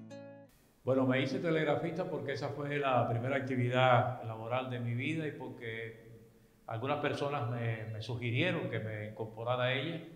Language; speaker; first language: Spanish; native; Spanish